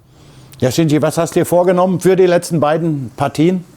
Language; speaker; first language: German; native; German